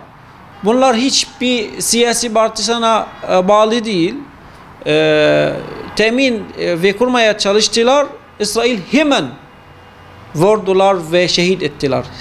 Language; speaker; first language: Turkish; non-native, fluent; Arabic